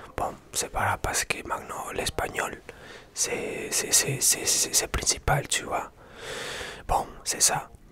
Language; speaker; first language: French; non-native, learner; Spanish